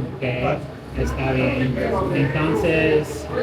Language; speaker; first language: Spanish; non-native, learner; English